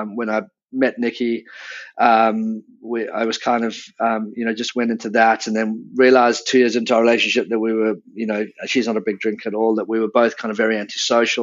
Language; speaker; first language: English; native; English